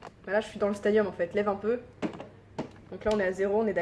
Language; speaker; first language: French; native; French